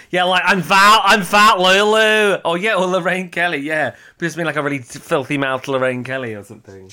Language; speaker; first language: English; native; English